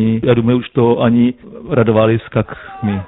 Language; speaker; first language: Russian; non-native, learner; Czech